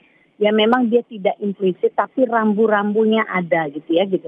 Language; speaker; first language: Indonesian; native; Indonesian